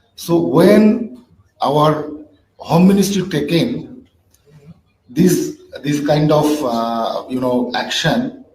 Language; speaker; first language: English; non-native, local second language; Bangla